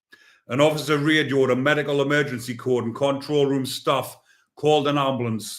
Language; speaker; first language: English; native; English